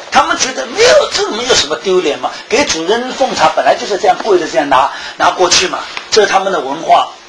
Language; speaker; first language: Chinese; early bilingual, heritage; Chinese